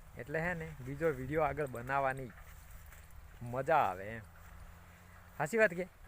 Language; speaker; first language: Gujarati; non-native, local second language; Bhili